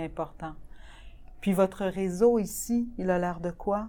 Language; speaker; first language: French; native; French